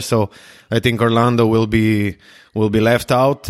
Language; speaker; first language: English; non-native, fluent; Slovenian